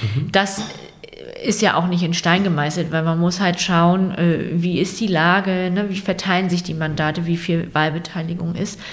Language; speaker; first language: German; native; German